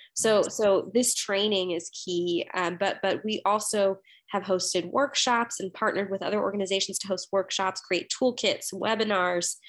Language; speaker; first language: English; native; English